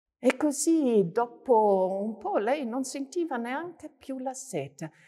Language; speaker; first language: Italian; non-native, fluent; German